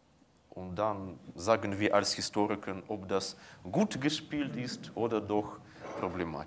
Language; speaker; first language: German; non-native, fluent; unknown